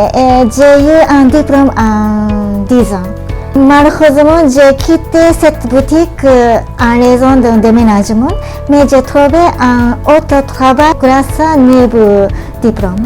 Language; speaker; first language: French; non-native, learner; Japanese